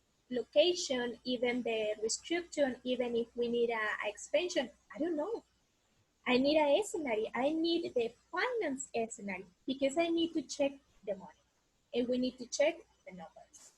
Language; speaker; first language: English; non-native, learner; Spanish